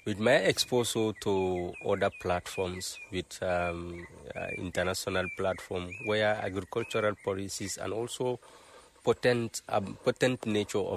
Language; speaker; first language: English; non-native, local second language; Mandingo